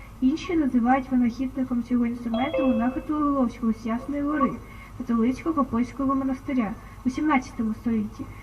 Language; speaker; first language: Ukrainian; native; Ukrainian